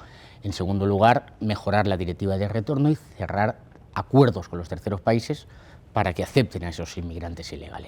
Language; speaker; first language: Spanish; native; Spanish